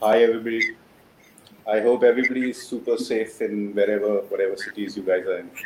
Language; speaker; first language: English; non-native, local second language; Hindi